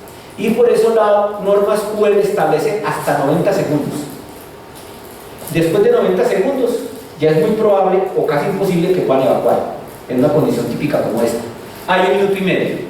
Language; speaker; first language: Spanish; native; Spanish